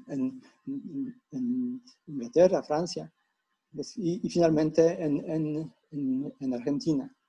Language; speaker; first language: Spanish; non-native, fluent; Polish